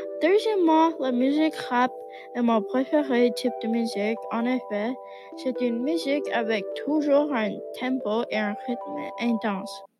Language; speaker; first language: French; non-native, learner; English